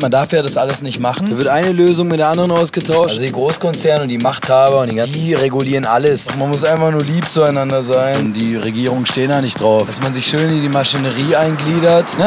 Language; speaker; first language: German; native; German